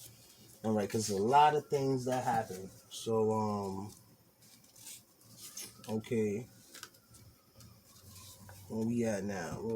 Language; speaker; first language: English; native; English